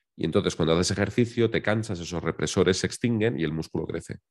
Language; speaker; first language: Spanish; native; Spanish